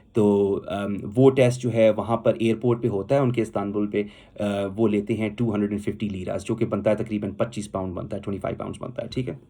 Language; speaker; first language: Urdu; non-native, local second language; Punjabi